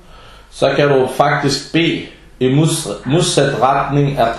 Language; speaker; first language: Danish; non-native, fluent; Arabic